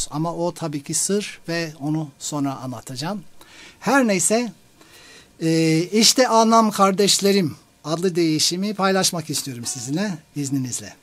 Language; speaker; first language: Turkish; non-native, fluent; English